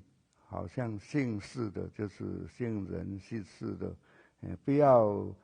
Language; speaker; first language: Chinese; native; Chinese